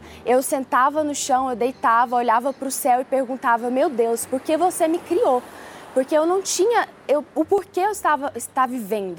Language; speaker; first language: Portuguese; early bilingual, other home language; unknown